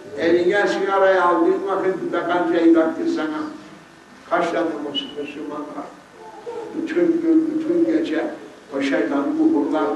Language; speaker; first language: Turkish; native; Turkish